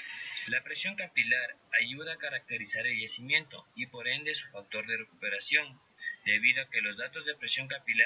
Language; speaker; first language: Spanish; native; Spanish